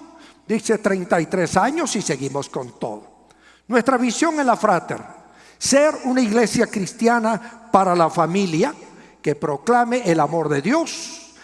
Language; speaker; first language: Spanish; native; Spanish